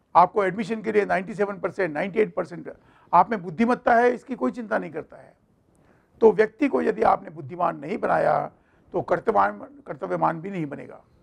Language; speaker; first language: Hindi; non-native, local second language; Marathi